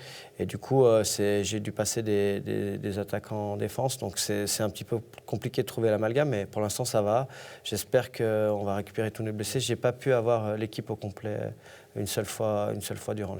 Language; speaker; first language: French; native; French